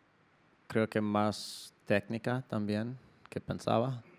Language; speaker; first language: Spanish; non-native, learner; English